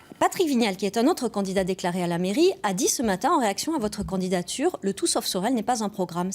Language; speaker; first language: French; native; French